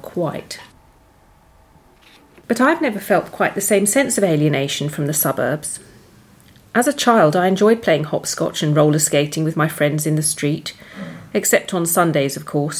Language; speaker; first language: English; native; English